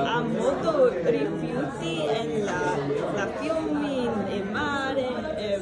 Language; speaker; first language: Italian; non-native, learner; English